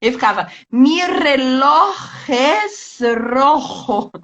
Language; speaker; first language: Spanish; non-native, learner; Portuguese